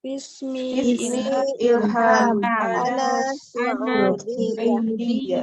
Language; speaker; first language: Arabic; non-native, learner; Indonesian